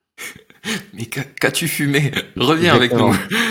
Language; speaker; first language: French; native; French